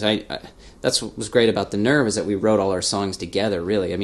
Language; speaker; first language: English; native; English